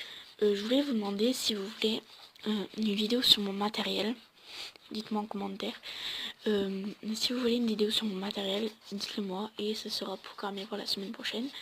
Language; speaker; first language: French; native; French